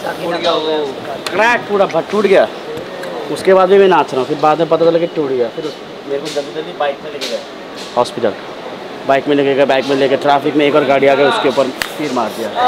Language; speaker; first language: Hindi; native; Hindi